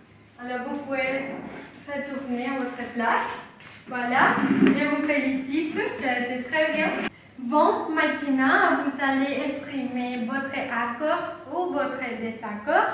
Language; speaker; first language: French; non-native, fluent; Spanish